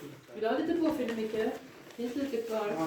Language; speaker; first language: Swedish; native; Swedish